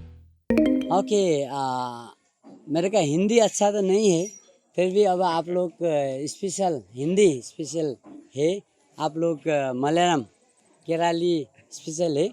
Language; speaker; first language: Hindi; non-native, learner; Nepali